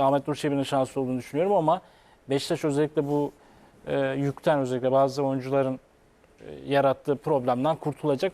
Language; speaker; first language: Turkish; native; Turkish